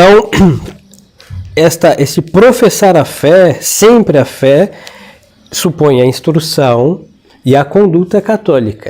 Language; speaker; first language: Portuguese; non-native, fluent; Spanish